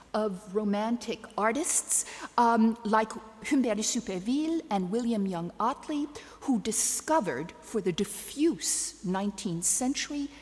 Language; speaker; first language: English; native; English